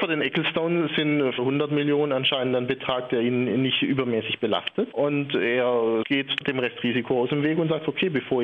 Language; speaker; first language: German; native; German